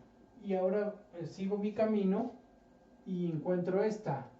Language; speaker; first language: Spanish; native; Spanish